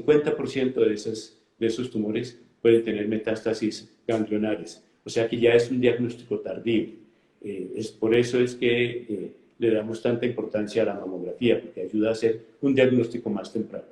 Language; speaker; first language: Spanish; native; Spanish